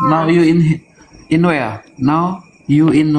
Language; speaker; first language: English; non-native, learner; Indonesian